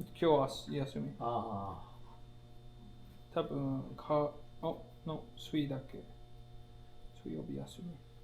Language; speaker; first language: Japanese; non-native, learner; English